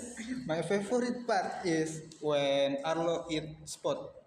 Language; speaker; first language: English; non-native, learner; Indonesian